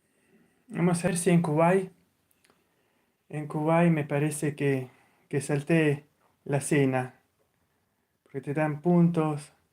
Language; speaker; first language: Spanish; non-native, fluent; Italian